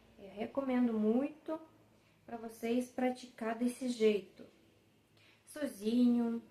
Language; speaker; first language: Portuguese; non-native, fluent; Russian